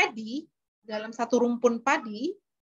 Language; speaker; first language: English; non-native, learner; Indonesian